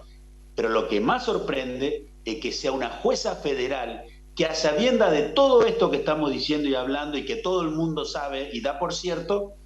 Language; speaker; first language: Spanish; native; Spanish